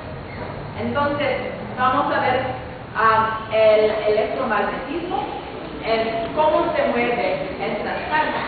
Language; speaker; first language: Spanish; non-native, fluent; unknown